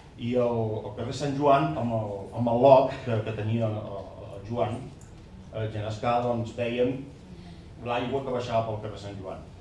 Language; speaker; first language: Catalan; native; Catalan